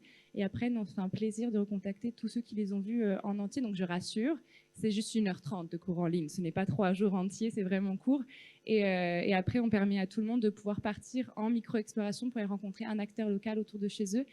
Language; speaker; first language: French; native; French